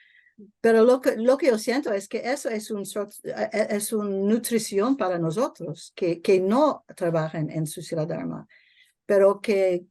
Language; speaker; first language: Spanish; non-native, learner; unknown